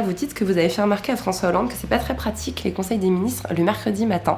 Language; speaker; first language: French; native; French